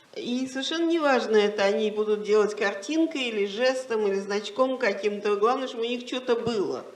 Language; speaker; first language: Russian; native; Russian